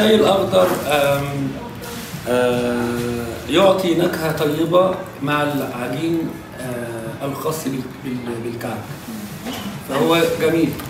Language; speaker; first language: Arabic; native; Arabic